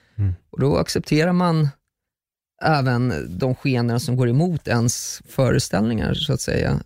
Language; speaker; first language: Swedish; early bilingual, other home language; German